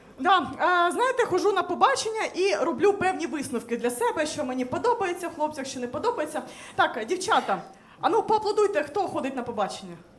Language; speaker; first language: Ukrainian; native; Ukrainian